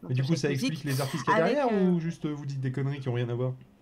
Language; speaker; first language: French; native; French